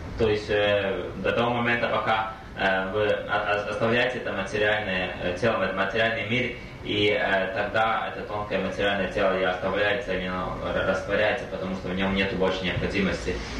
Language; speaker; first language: Russian; native; Russian